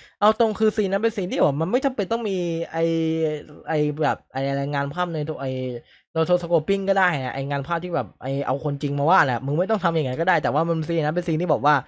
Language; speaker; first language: Thai; native; Thai